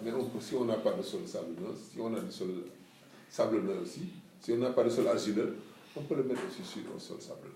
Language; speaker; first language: French; non-native, local second language; Wolof